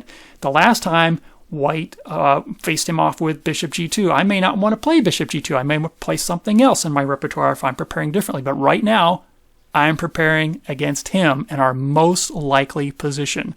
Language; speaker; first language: English; native; English